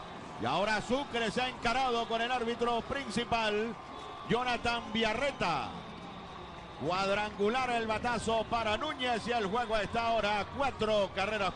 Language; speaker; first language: Spanish; native; Spanish